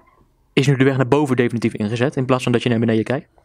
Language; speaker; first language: Dutch; native; Dutch